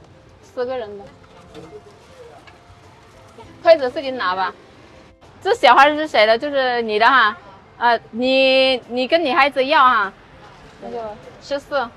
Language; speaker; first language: Chinese; non-native, fluent; Indonesian